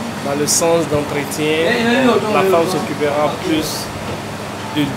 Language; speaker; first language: French; non-native, fluent; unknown